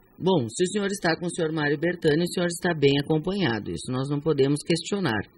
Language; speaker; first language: Portuguese; native; Portuguese